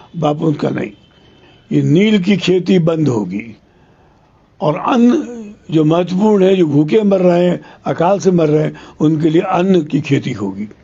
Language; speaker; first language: Hindi; non-native, local second language; Telugu